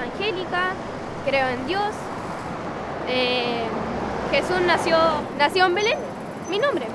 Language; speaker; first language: Spanish; native; Spanish